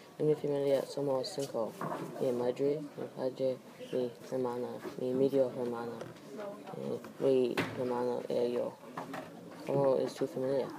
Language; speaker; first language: Spanish; non-native, learner; English